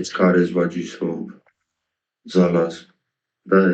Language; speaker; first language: Georgian; early bilingual, heritage; Georgian